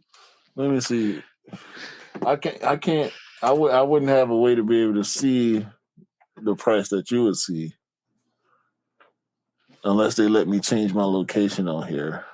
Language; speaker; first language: English; native; English